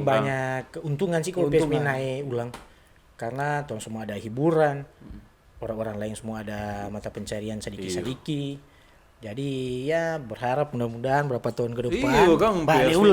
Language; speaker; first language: Indonesian; non-native, local second language; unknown